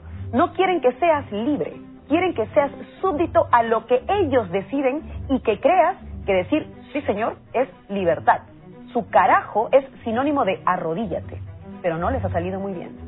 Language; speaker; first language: Spanish; native; Spanish